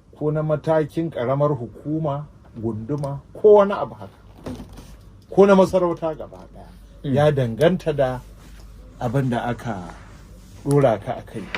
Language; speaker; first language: Hausa; native; Hausa